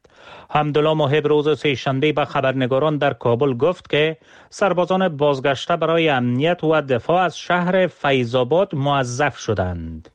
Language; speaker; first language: Persian; native; Persian